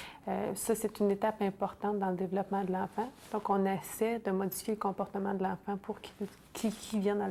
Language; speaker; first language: French; native; French